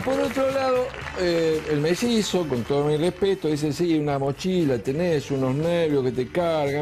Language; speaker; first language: Spanish; native; Spanish